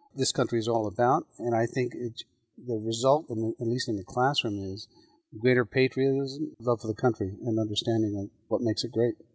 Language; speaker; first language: English; native; English